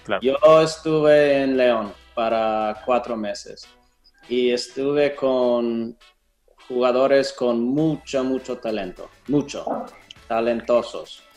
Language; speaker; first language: Spanish; non-native, fluent; English